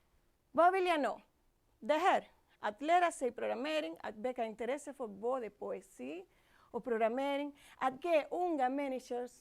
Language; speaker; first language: Swedish; non-native, fluent; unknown